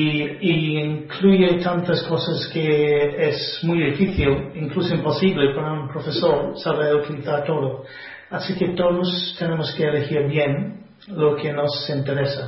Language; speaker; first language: Spanish; non-native, fluent; English